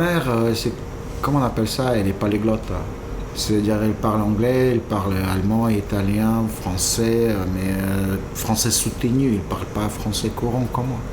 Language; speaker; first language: French; non-native, fluent; Russian